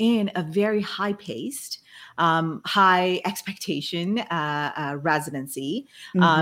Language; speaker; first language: English; non-native, fluent; Malay